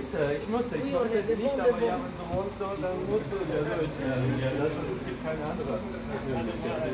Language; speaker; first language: German; non-native, fluent; Russian